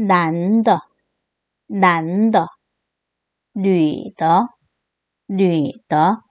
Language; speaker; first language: Chinese; non-native, fluent; Korean